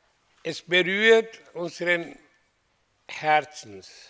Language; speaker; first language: German; non-native, fluent; Hindi